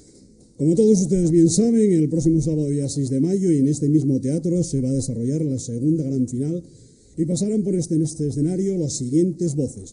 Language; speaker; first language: Spanish; native; Spanish